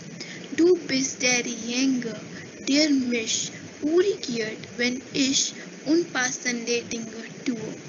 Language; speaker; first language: German; non-native, learner; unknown